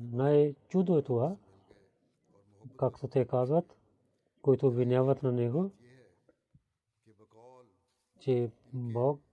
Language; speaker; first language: Bulgarian; non-native, learner; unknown